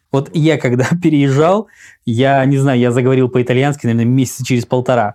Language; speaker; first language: Russian; native; Russian